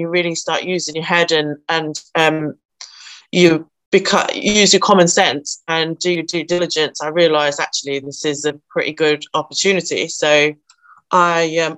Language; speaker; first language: English; native; English